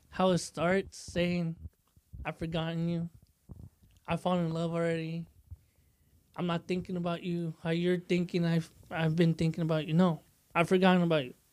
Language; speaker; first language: Spanish; native; Spanish